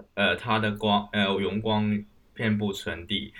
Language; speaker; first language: Chinese; non-native, local second language; Cantonese